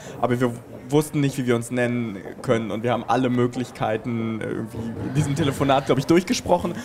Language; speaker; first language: German; early bilingual, other home language; Russian